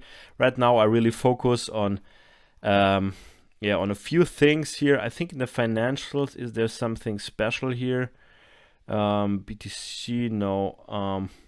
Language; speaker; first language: English; non-native, fluent; German